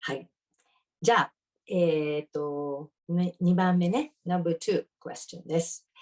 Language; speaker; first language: Japanese; native; Japanese